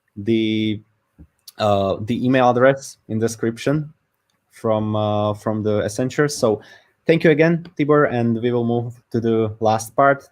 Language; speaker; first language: English; non-native, fluent; Slovak